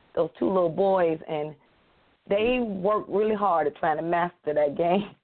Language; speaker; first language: English; native; English